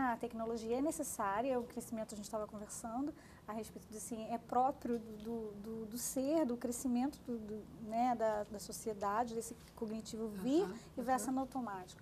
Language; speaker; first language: Portuguese; native; Portuguese